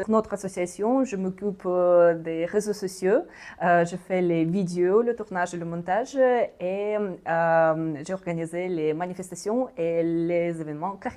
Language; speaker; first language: French; non-native, fluent; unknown